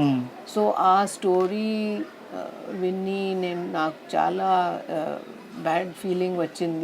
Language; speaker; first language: Telugu; non-native, fluent; Hindi